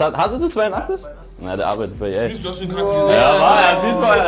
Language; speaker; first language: German; native; German